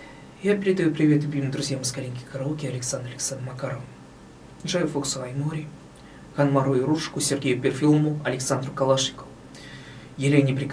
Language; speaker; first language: Russian; native; Russian